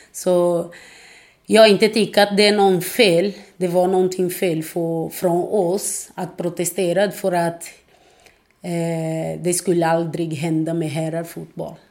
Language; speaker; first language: Swedish; non-native, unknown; Portuguese